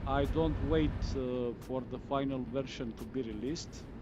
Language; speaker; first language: English; non-native, fluent; Romanian